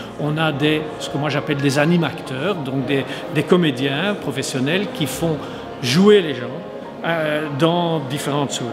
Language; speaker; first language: French; native; French